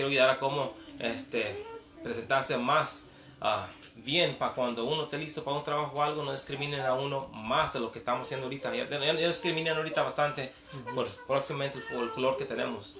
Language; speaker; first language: Spanish; early bilingual, heritage; Spanish